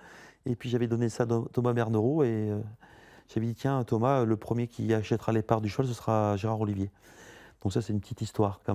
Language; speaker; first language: French; native; French